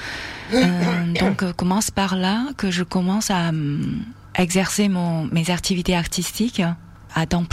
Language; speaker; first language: French; non-native, fluent; Chinese